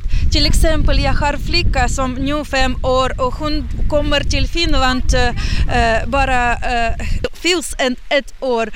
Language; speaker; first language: Swedish; non-native, learner; Ukrainian